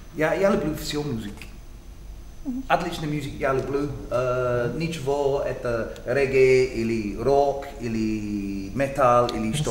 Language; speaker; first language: Russian; non-native, learner; English